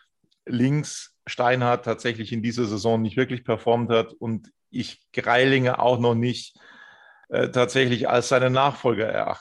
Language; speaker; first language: German; native; German